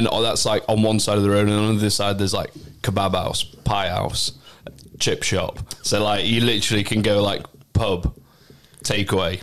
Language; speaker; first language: English; native; English